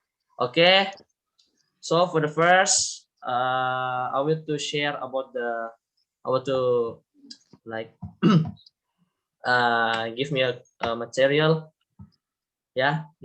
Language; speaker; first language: English; non-native, learner; Indonesian